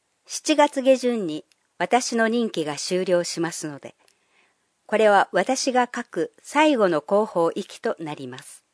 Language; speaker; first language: Japanese; non-native, fluent; English